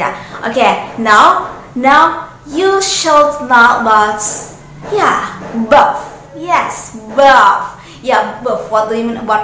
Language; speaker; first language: English; non-native, learner; Indonesian